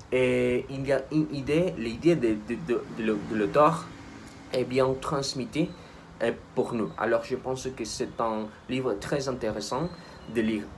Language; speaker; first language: French; non-native, learner; Spanish